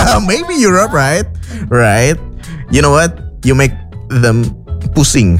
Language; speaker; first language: English; non-native, fluent; Indonesian